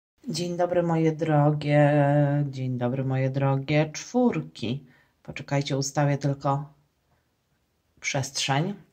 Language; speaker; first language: Polish; native; Polish